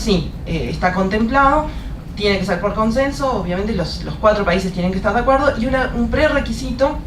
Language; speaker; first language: Spanish; native; Spanish